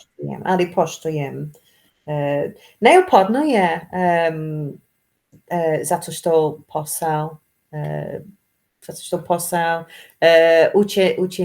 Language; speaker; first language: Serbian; non-native, learner; English